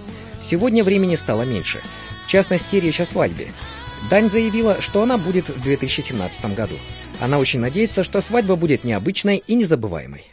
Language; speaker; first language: Russian; native; Russian